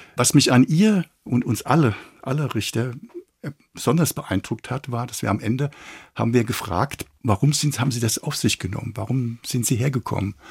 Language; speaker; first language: German; native; German